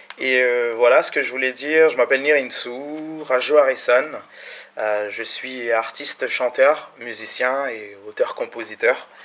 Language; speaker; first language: French; early bilingual, other home language; Malagasy